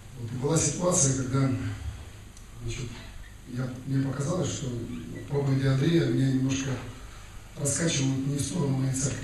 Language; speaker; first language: Russian; native; Russian